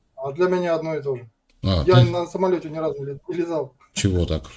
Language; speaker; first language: Russian; native; Russian